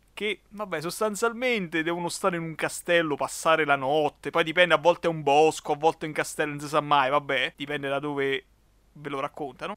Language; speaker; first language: Italian; native; Italian